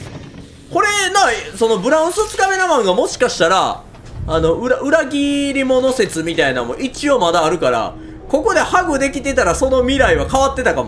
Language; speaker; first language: Japanese; native; Japanese